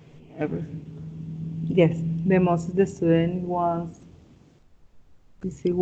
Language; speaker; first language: English; non-native, learner; Spanish